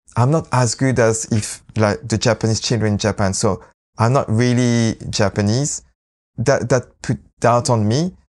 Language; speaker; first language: English; non-native, fluent; French